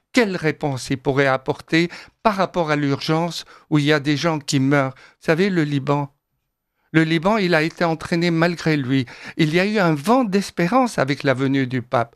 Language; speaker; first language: French; non-native, fluent; Arabic